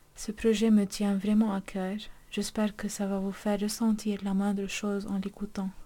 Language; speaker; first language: French; non-native, local second language; Arabic